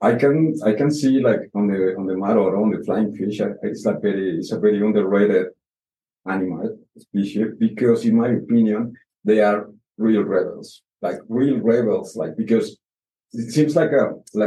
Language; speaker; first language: English; non-native, fluent; Spanish